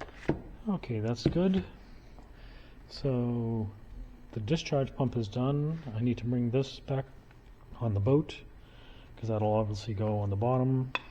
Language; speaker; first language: English; native; English